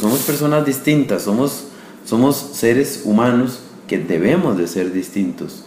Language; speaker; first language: Spanish; native; Spanish